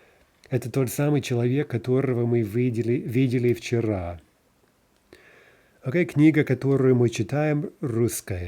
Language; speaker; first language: Russian; non-native, fluent; English